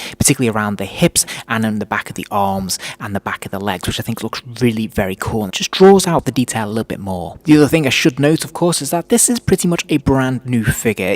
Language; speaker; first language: English; native; English